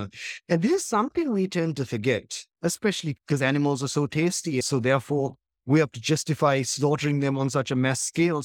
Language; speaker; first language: English; native; English